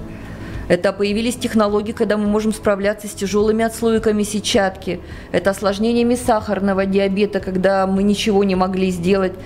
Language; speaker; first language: Russian; native; Russian